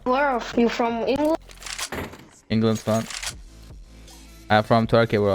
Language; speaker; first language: English; non-native, learner; Turkish